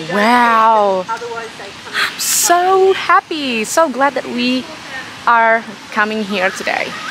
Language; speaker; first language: English; non-native, learner; Indonesian